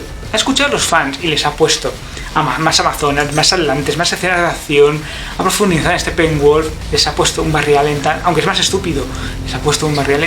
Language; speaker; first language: Spanish; native; Spanish